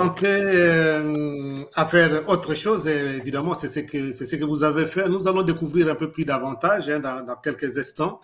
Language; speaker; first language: French; non-native, local second language; Lingala